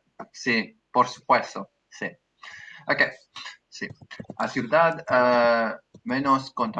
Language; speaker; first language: Spanish; non-native, learner; English